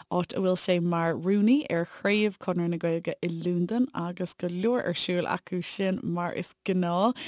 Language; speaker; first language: Irish; native; Irish